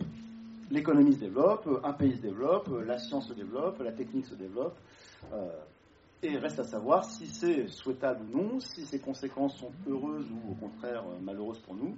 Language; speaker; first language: French; native; French